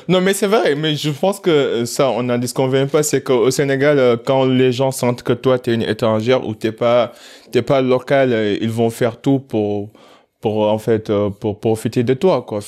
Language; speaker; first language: French; non-native, local second language; Wolof